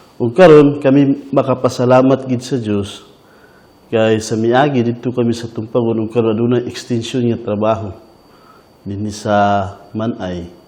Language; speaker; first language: Cebuano; native; Cebuano